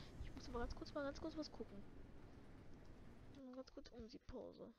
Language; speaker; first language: German; native; German